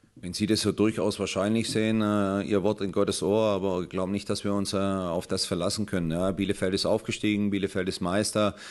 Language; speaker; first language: German; native; German